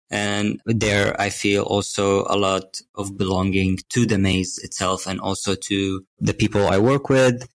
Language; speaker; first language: English; non-native, fluent; Arabic